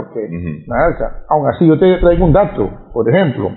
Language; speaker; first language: Spanish; native; Spanish